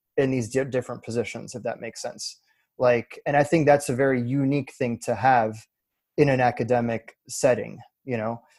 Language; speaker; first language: English; early bilingual, other home language; French